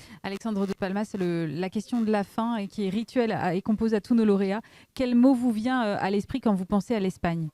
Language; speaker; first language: French; native; French